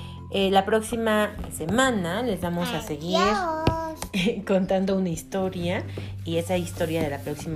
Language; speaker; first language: Spanish; native; Spanish